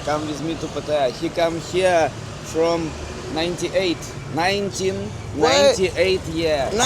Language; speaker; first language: English; non-native, learner; Russian